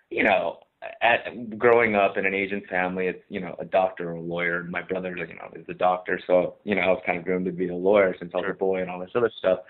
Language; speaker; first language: English; native; English